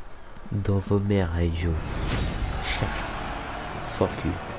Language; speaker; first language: French; native; French